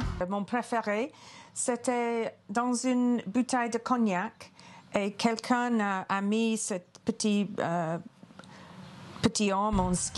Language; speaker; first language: French; non-native, fluent; English